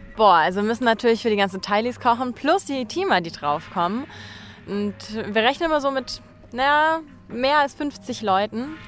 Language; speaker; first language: German; native; German